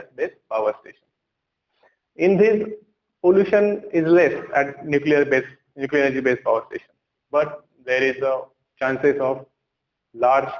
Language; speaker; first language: English; non-native, local second language; Marathi